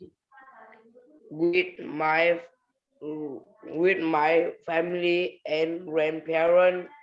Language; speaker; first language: English; non-native, learner; Vietnamese